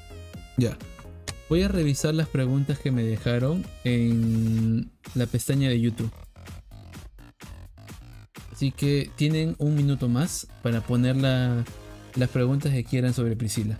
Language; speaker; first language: Spanish; native; Spanish